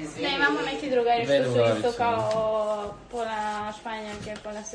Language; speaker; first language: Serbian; early bilingual, heritage; Spanish